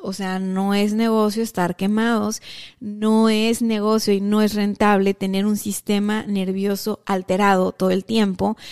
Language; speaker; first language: Spanish; native; Spanish